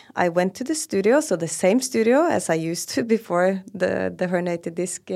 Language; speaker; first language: English; non-native, fluent; Norwegian